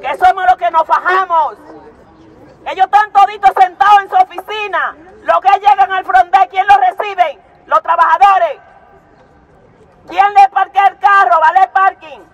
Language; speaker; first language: Spanish; native; Spanish